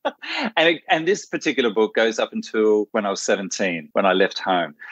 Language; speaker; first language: English; native; English